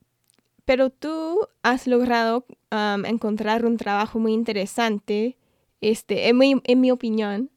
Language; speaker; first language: Spanish; non-native, fluent; English